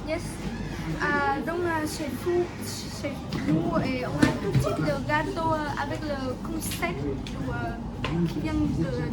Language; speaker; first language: French; non-native, learner; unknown